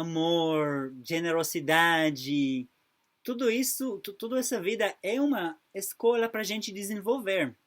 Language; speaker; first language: Portuguese; non-native, fluent; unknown